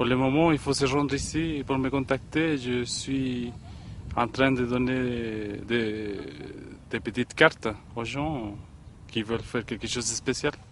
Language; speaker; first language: French; non-native, fluent; Spanish